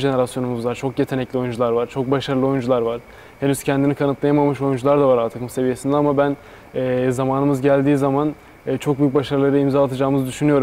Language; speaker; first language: Turkish; native; Turkish